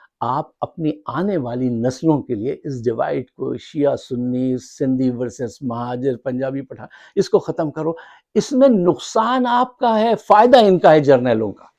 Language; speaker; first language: Urdu; native; Urdu